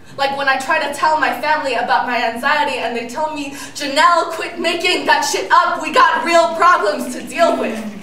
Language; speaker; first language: English; early bilingual, other home language; Spanish